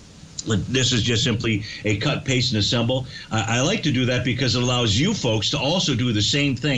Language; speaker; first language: English; native; English